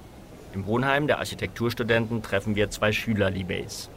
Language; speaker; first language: German; native; German